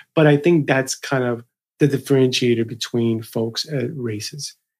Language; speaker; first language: English; early bilingual, other home language; Spanish